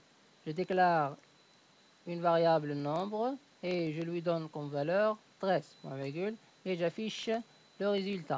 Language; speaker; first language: French; native; French